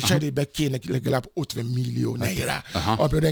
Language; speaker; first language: Hungarian; non-native, fluent; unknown